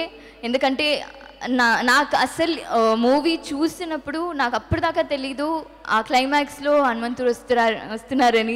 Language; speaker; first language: Telugu; non-native, local second language; Tamil